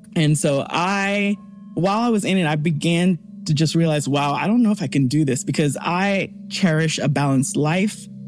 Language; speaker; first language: English; early bilingual, other home language; Yoruba